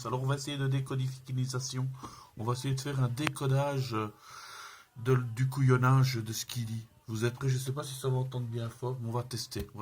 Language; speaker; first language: French; native; French